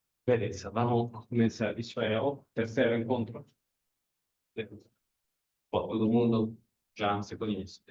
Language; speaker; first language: Portuguese; non-native, learner; Italian